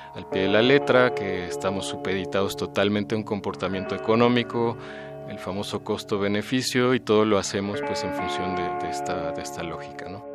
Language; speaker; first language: Spanish; native; Spanish